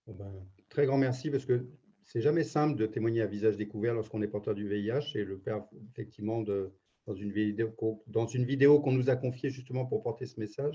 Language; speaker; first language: French; native; French